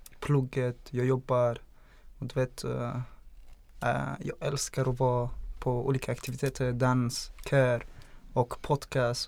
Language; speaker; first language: Swedish; non-native, fluent; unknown